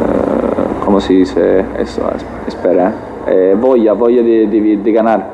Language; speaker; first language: Spanish; non-native, learner; Italian